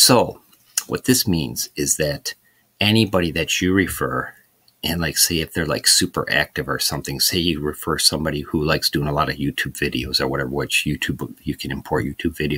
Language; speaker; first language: English; native; English